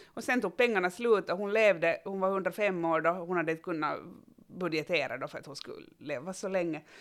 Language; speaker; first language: Swedish; native; Swedish